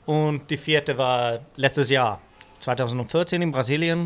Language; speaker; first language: German; non-native, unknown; Swedish